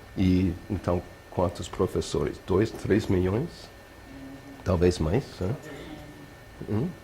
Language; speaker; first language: Portuguese; non-native, learner; English